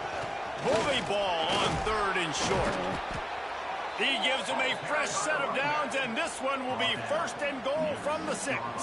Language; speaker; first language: English; native; English